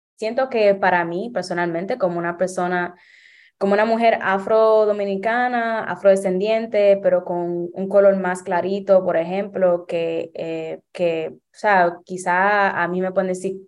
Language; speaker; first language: Spanish; early bilingual, heritage; Spanish